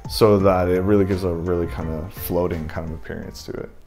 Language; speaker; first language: English; native; English